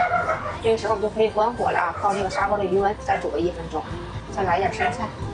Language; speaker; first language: Chinese; native; Chinese